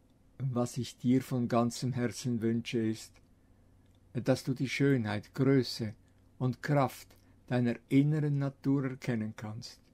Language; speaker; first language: German; non-native, fluent; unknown